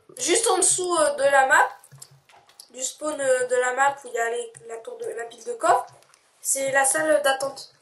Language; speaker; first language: French; native; French